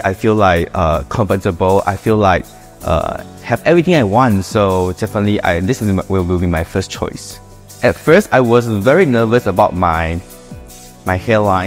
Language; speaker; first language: English; non-native, local second language; Chinese